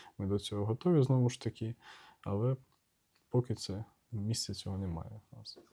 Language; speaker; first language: Ukrainian; native; Ukrainian